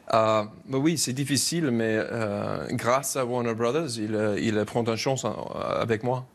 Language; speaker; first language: French; non-native, learner; English